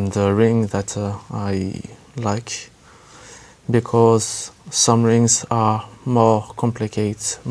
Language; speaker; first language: English; non-native, learner; French